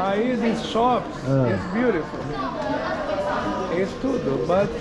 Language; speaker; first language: English; non-native, learner; Portuguese